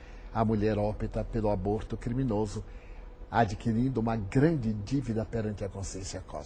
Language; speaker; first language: Portuguese; native; Portuguese